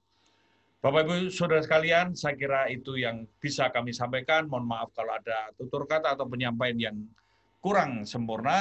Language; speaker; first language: Indonesian; native; Indonesian